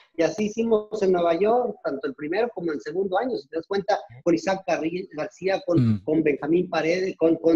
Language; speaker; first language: Spanish; native; Spanish